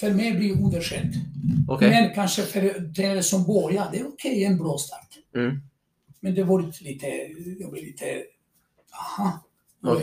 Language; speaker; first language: Swedish; non-native, fluent; Croatian